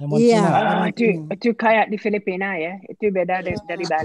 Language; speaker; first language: Indonesian; non-native, fluent; English